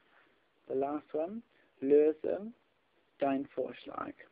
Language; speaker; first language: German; non-native, learner; English